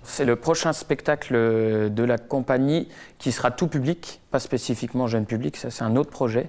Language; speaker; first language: French; native; French